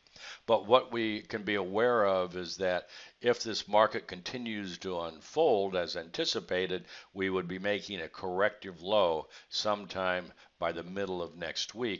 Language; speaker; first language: English; native; English